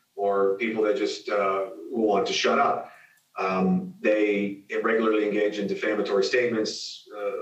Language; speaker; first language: English; native; English